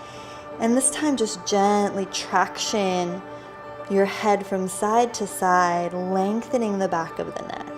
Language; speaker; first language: English; native; English